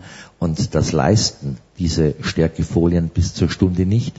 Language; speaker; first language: German; native; German